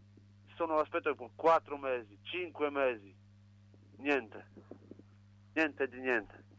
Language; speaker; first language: Italian; non-native, learner; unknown